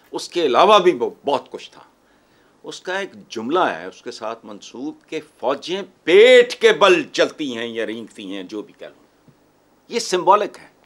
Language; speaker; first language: Urdu; non-native, local second language; Punjabi